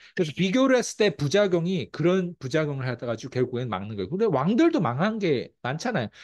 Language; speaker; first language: Korean; early bilingual, heritage; Korean